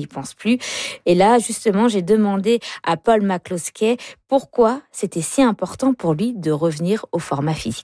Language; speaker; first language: French; native; French